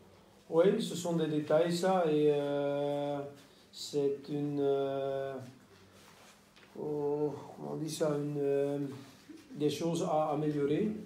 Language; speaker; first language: French; non-native, local second language; Dutch